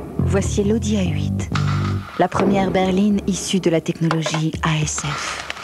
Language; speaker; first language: French; native; French